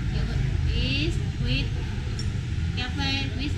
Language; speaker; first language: English; non-native, learner; Vietnamese